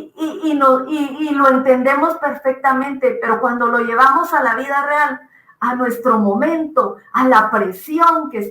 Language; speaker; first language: Spanish; native; Spanish